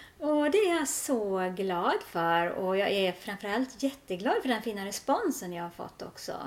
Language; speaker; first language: Swedish; native; Swedish